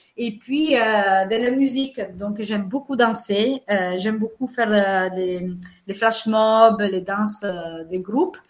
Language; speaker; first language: French; non-native, fluent; Italian